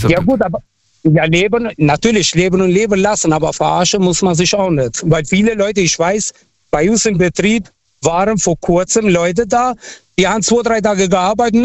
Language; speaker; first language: German; non-native, fluent; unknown